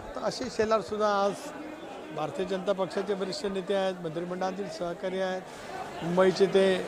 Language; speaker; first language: Marathi; native; Marathi